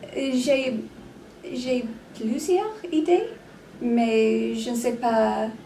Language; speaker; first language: French; non-native, learner; English